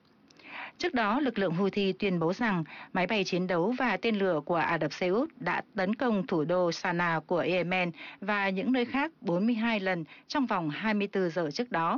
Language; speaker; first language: Vietnamese; native; Vietnamese